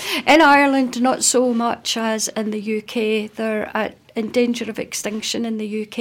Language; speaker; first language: English; native; English